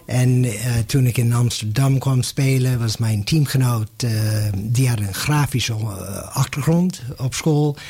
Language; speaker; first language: Dutch; non-native, fluent; English